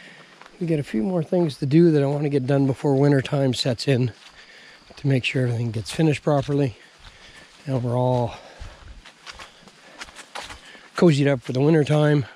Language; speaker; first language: English; native; English